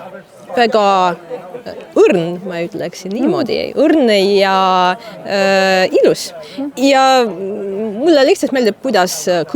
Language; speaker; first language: Estonian; non-native, fluent; Russian